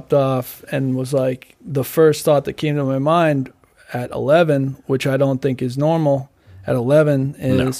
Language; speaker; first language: English; native; English